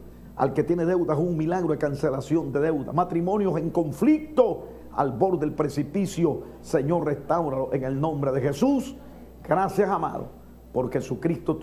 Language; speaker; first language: Spanish; native; Spanish